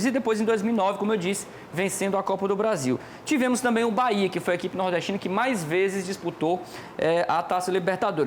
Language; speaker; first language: Portuguese; native; Portuguese